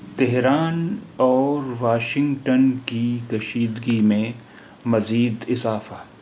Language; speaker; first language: Urdu; native; Urdu